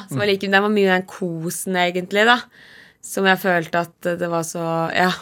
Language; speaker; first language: Norwegian; native; Norwegian